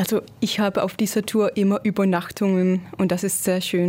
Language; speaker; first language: German; non-native, fluent; Danish